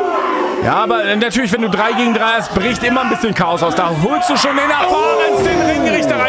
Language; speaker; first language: German; native; German